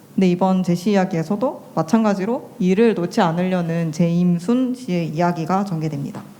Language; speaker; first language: Korean; native; Korean